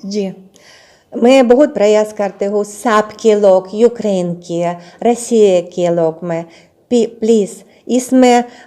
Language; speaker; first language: Hindi; non-native, learner; Russian